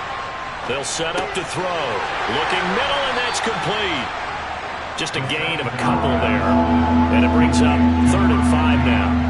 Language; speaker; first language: English; native; English